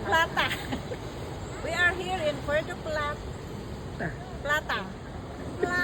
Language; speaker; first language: English; non-native, local second language; Filipino